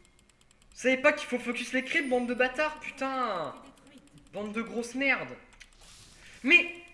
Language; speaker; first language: French; native; French